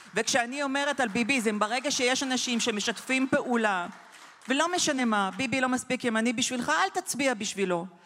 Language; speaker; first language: Hebrew; native; Hebrew